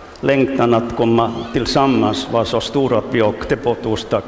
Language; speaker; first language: Swedish; non-native, local second language; Finnish